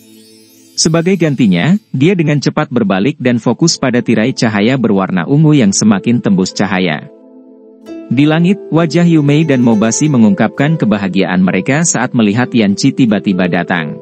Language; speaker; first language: Indonesian; native; Indonesian